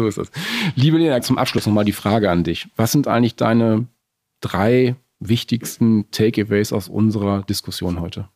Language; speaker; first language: German; native; German